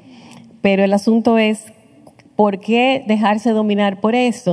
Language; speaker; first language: Spanish; native; Spanish